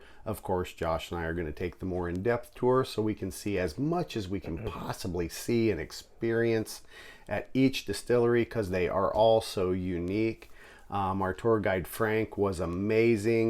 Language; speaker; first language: English; native; English